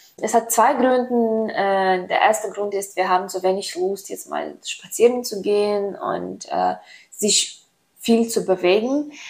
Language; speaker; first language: German; non-native, fluent; Ukrainian